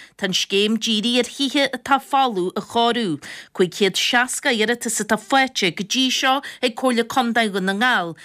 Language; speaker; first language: Irish; native; Irish